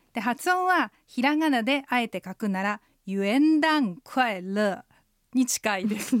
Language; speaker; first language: Japanese; native; Japanese